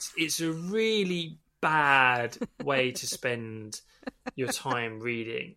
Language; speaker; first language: English; native; English